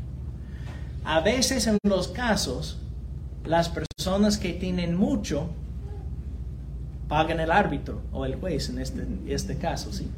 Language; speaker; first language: Spanish; non-native, fluent; English